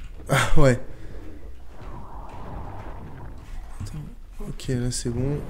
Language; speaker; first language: French; native; French